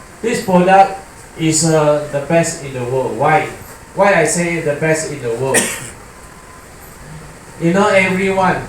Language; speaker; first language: English; non-native, learner; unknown